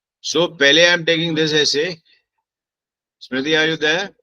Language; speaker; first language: English; non-native, local second language; Hindi